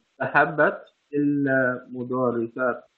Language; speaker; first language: Arabic; non-native, learner; English